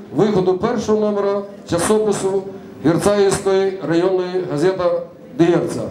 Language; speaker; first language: Ukrainian; non-native, local second language; Romanian